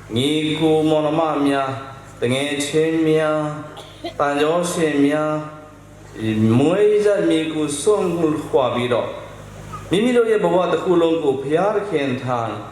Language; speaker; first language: Burmese; non-native, local second language; Tedim Chin